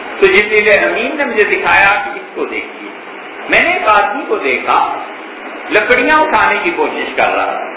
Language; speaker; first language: Urdu; native; Urdu